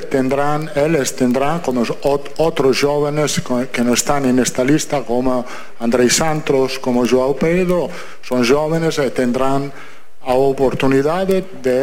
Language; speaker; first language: Portuguese; non-native, fluent; Italian